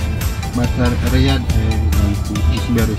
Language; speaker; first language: English; non-native, learner; Filipino